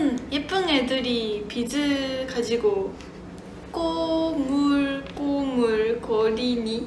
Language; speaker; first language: Korean; non-native, fluent; Japanese